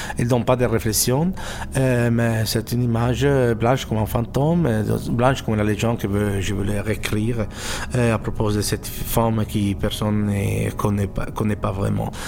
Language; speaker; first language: French; non-native, fluent; Italian